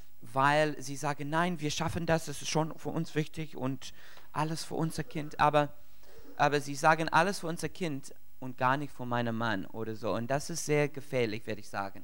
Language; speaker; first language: German; non-native, learner; English